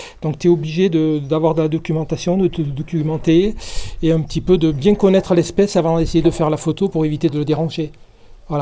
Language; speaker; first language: French; native; French